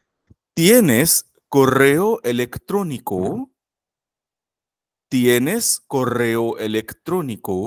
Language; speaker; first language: Spanish; non-native, fluent; Marathi